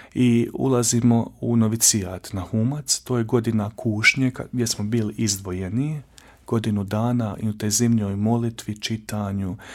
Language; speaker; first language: Croatian; native; Croatian